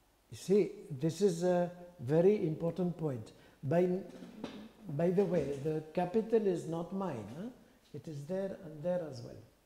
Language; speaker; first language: English; non-native, fluent; French